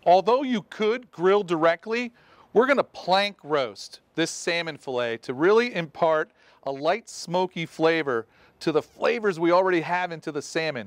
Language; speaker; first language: English; native; English